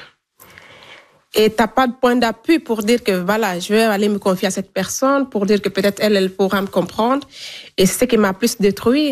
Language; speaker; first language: French; non-native, local second language; Fula